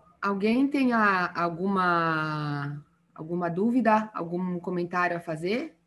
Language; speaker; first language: Portuguese; native; Portuguese